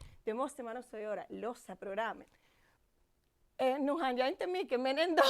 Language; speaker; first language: Swedish; non-native, fluent; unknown